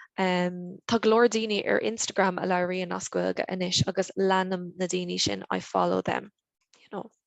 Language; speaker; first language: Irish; non-native, local second language; English